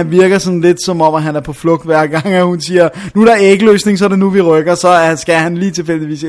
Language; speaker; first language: Danish; native; Danish